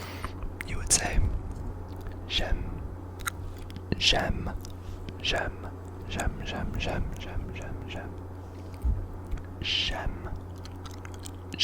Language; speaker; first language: French; non-native, learner; English